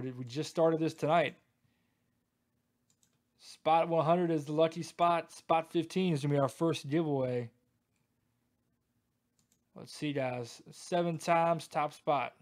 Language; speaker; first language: English; native; English